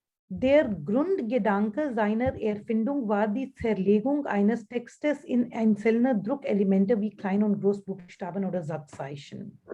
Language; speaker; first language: German; non-native, fluent; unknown